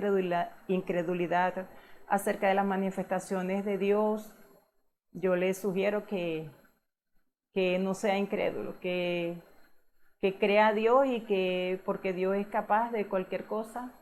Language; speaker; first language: Spanish; native; Spanish